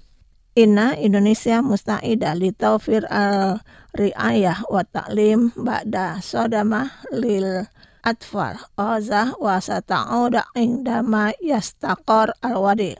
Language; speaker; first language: Arabic; non-native, fluent; Indonesian